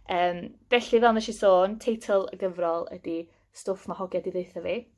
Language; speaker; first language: Welsh; native; Welsh